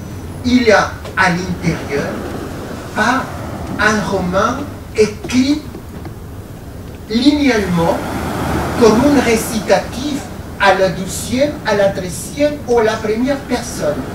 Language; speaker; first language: French; non-native, fluent; Spanish